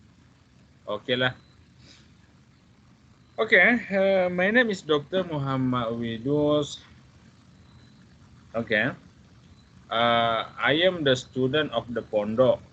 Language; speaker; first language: English; non-native, fluent; Malay